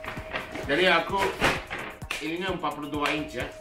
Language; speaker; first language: Indonesian; non-native, fluent; Japanese